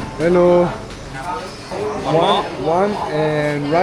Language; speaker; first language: English; non-native, learner; French